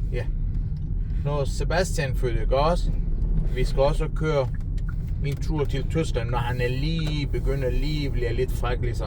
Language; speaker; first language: Danish; non-native, learner; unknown